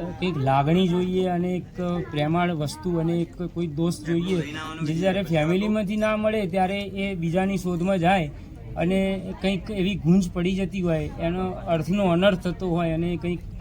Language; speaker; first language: Gujarati; native; Gujarati